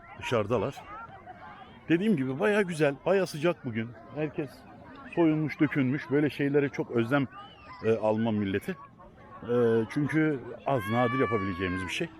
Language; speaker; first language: Turkish; early bilingual, heritage; Turkish